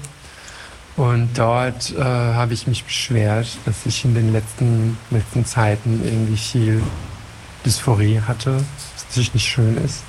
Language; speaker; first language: German; non-native, fluent; French